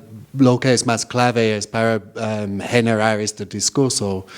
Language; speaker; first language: Spanish; non-native, fluent; English